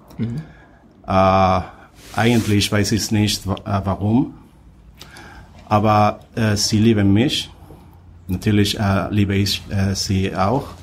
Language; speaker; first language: German; non-native, learner; Spanish